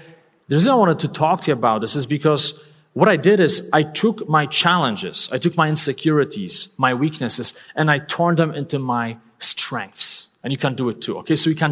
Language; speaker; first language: English; non-native, fluent; Polish